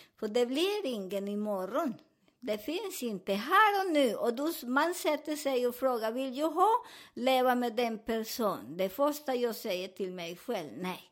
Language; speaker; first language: Swedish; non-native, fluent; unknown